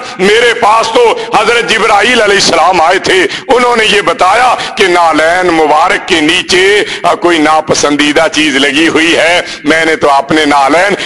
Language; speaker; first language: Urdu; native; Urdu